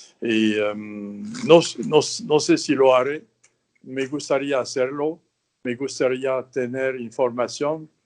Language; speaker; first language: Spanish; non-native, fluent; French